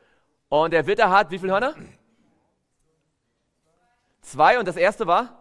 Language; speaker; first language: German; native; German